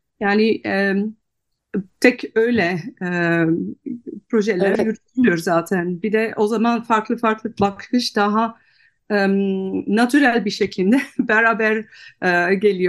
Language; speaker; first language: Turkish; non-native, fluent; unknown